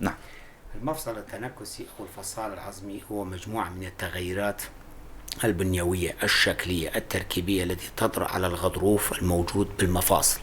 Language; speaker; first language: Arabic; non-native, local second language; Kurdish